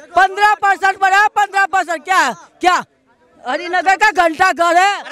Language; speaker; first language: Hindi; non-native, local second language; Gujarati